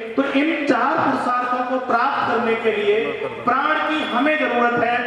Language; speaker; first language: Hindi; native; Hindi